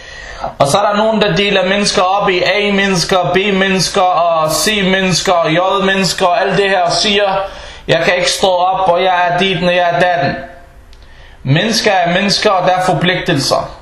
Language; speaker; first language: Danish; non-native, fluent; Arabic